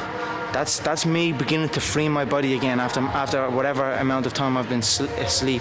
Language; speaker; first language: English; native; English